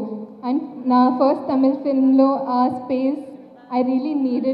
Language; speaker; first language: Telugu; non-native, fluent; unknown